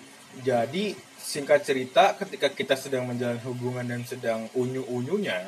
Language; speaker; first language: Indonesian; native; Indonesian